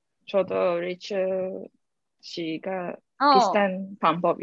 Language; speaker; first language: Korean; non-native, learner; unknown